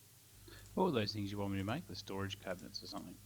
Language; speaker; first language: English; native; English